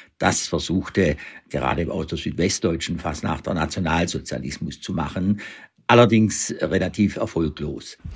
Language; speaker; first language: German; native; German